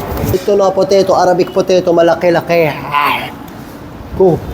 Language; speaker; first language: Filipino; non-native, learner; Arabic